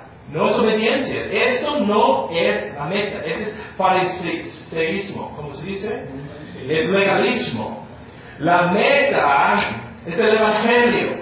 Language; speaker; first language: Spanish; non-native, fluent; English